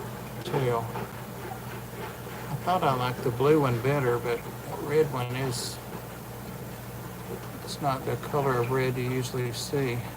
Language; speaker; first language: English; native; English